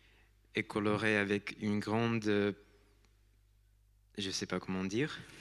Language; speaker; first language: French; non-native, fluent; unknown